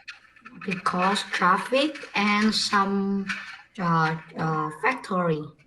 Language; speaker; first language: English; non-native, learner; Vietnamese